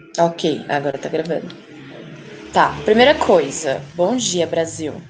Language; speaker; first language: Portuguese; native; Portuguese